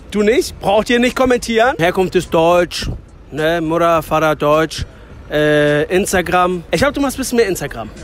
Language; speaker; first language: German; early bilingual, other home language; Turkish